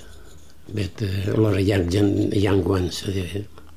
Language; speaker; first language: English; non-native, learner; Greek